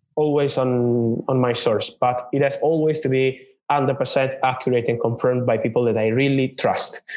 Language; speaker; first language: English; non-native, fluent; Italian